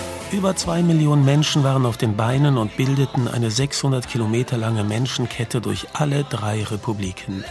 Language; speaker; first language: German; native; German